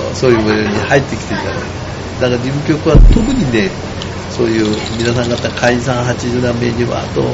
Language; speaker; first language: Japanese; native; Japanese